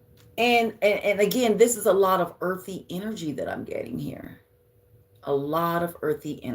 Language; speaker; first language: English; native; English